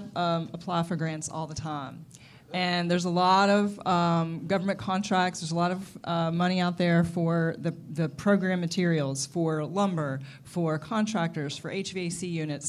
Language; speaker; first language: English; native; English